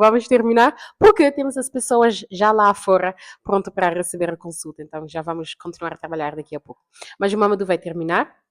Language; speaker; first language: Portuguese; non-native, fluent; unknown